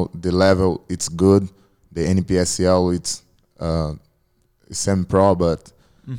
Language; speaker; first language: English; non-native, learner; Portuguese